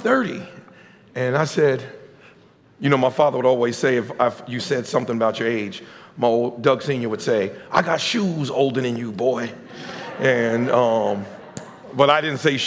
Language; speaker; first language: English; native; English